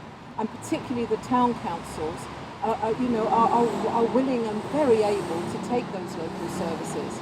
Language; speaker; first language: English; native; English